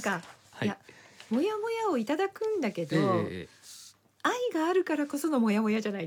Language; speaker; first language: Japanese; native; Japanese